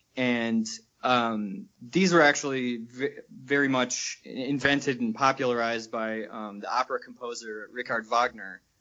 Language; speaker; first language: English; native; English